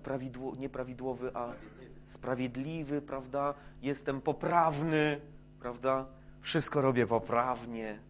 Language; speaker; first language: Polish; non-native, fluent; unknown